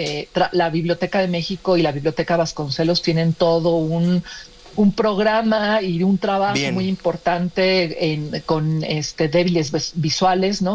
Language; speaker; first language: Spanish; native; Spanish